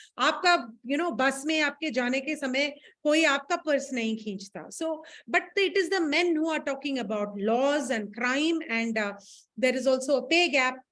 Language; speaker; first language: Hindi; non-native, local second language; Tamil